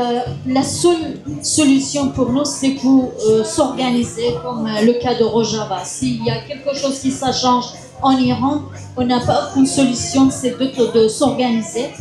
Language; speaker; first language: French; non-native, fluent; Kurdish